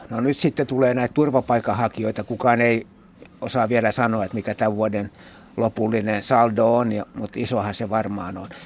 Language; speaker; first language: Finnish; native; Finnish